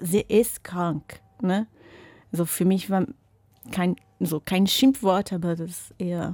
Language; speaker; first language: German; non-native, fluent; Portuguese